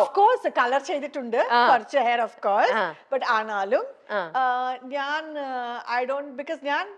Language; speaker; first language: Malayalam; non-native, local second language; Tamil